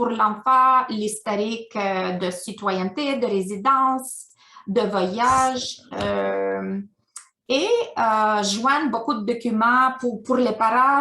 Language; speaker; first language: French; non-native, fluent; Ukrainian